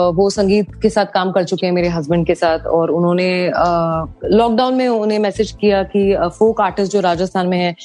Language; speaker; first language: Hindi; non-native, local second language; Tamil